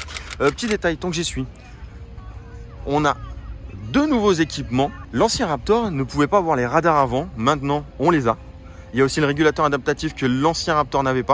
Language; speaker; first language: French; native; French